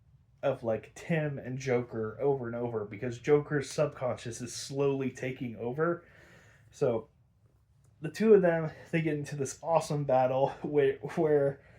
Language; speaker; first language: English; native; English